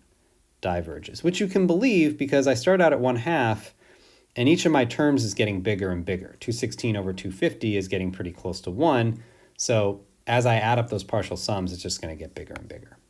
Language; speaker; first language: English; native; English